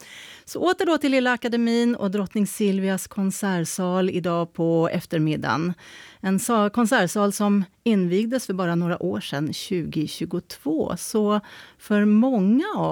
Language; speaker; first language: Swedish; native; Swedish